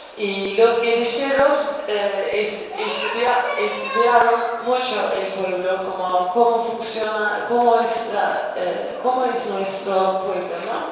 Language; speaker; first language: Spanish; non-native, fluent; Kurdish